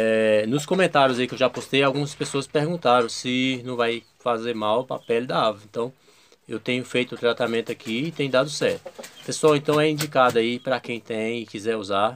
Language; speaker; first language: Portuguese; native; Portuguese